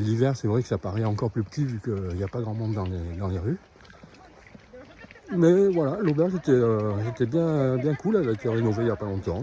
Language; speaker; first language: French; native; French